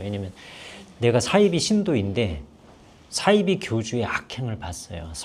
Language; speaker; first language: Korean; native; Korean